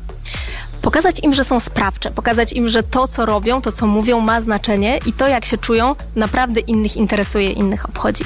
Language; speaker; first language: Polish; native; Polish